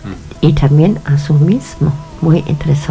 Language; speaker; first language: Spanish; non-native, fluent; German